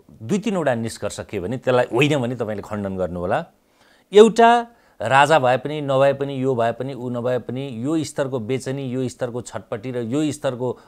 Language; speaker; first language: Nepali; native; Nepali